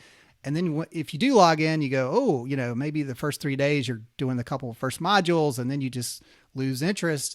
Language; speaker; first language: English; native; English